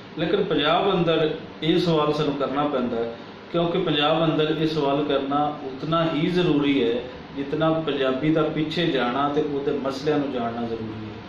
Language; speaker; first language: Punjabi; native; Punjabi